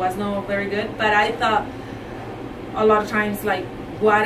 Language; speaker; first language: English; non-native, fluent; Spanish